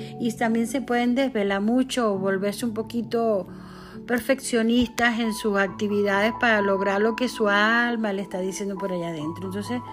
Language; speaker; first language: Spanish; native; Spanish